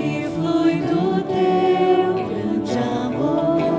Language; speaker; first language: Portuguese; native; Portuguese